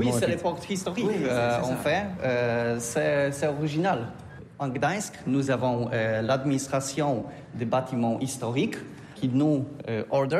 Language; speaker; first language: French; non-native, learner; Polish